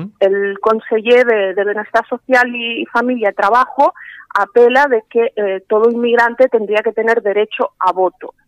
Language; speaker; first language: Spanish; early bilingual, other home language; Arabic